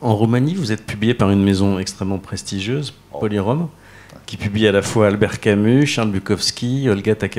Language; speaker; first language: French; native; French